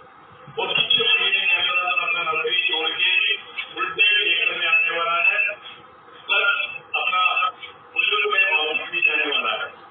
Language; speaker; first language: Hindi; non-native, fluent; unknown